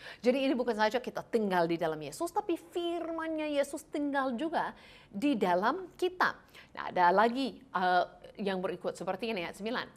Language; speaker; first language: Indonesian; non-native, fluent; English